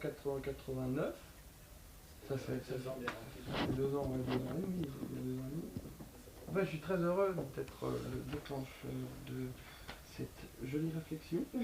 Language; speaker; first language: French; native; French